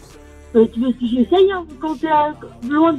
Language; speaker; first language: French; native; French